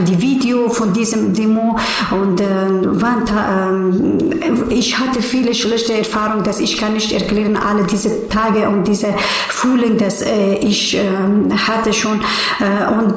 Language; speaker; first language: German; non-native, learner; Persian